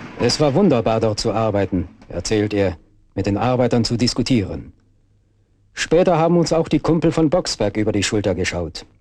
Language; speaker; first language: German; native; German